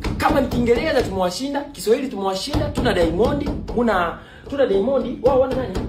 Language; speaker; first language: Swahili; native; Swahili